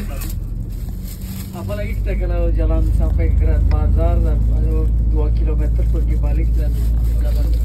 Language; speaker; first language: Indonesian; non-native, fluent; Turkish